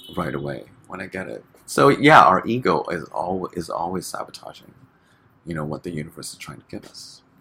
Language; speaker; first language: English; native; English